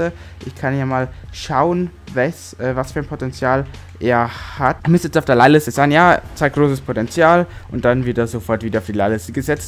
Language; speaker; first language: German; native; German